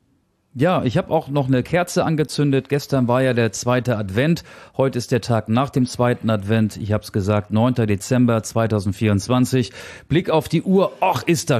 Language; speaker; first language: German; native; German